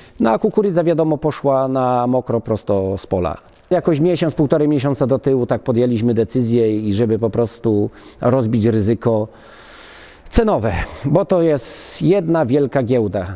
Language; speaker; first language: Polish; native; Polish